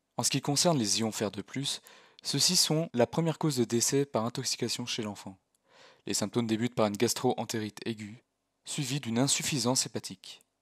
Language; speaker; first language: French; native; French